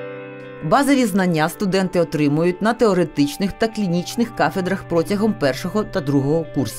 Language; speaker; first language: Ukrainian; native; Ukrainian